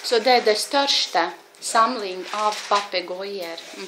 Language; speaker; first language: Swedish; non-native, fluent; Russian